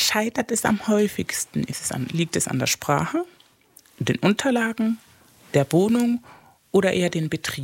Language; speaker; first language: German; non-native, fluent; Spanish